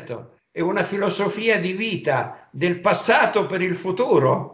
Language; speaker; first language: Italian; native; Italian